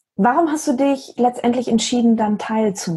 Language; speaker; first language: German; native; German